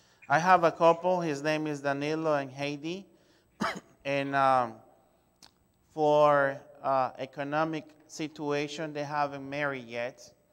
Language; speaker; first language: English; non-native, fluent; Spanish